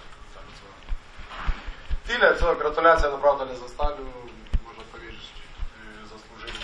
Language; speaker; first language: Polish; non-native, learner; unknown